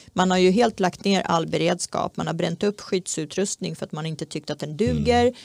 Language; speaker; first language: Swedish; early bilingual, other home language; Czech